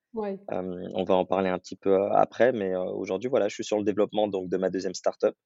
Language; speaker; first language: French; native; French